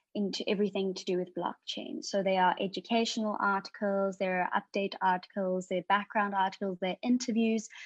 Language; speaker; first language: English; native; English